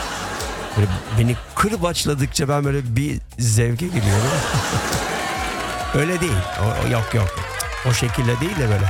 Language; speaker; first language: Turkish; early bilingual, heritage; Turkish